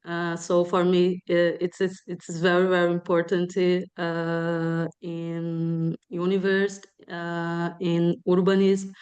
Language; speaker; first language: English; non-native, learner; Portuguese